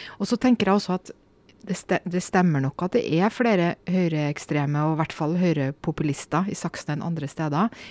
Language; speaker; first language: Norwegian; native; Norwegian